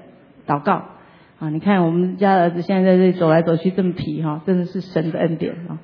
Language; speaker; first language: Chinese; native; Chinese